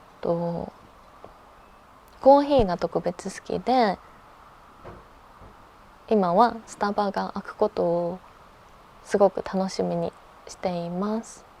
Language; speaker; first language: Japanese; early bilingual, heritage; Japanese